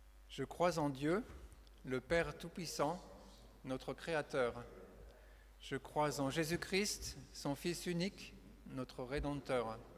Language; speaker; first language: French; native; French